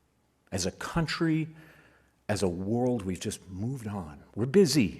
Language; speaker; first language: English; native; English